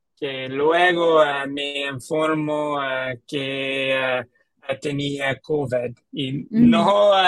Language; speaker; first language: Spanish; non-native, learner; English